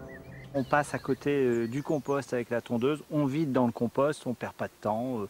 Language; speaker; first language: French; native; French